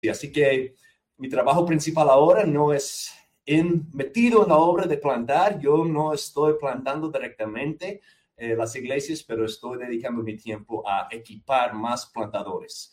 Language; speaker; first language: Spanish; non-native, fluent; English